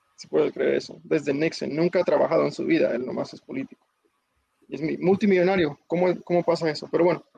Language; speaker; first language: Spanish; early bilingual, heritage; Spanish